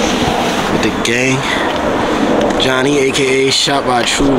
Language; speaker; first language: English; native; English